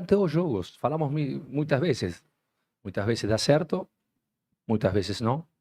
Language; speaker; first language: Portuguese; non-native, fluent; Spanish